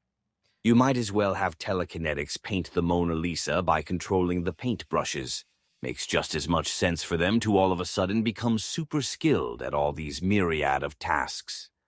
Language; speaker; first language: English; native; English